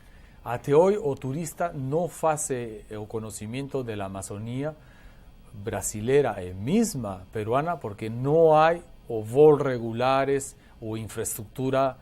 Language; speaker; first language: Portuguese; non-native, learner; Spanish